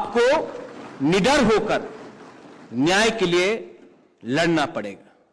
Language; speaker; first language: Hindi; non-native, local second language; Kok Borok